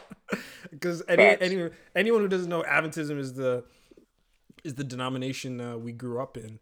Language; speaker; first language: English; native; English